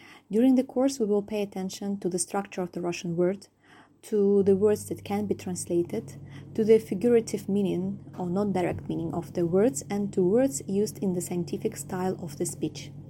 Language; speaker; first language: English; non-native, fluent; Russian